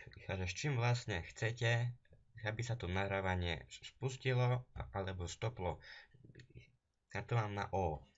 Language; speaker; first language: Slovak; native; Slovak